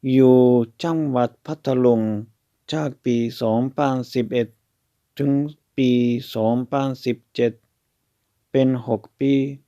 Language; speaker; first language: Thai; non-native, fluent; Hungarian